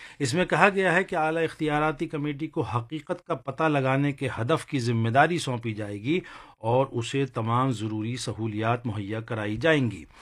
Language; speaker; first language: Urdu; native; Urdu